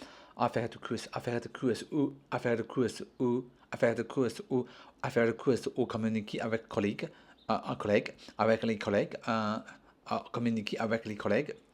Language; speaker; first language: French; non-native, learner; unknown